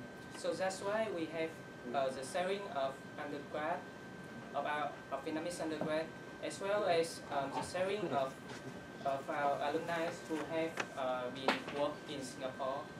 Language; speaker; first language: English; non-native, learner; Vietnamese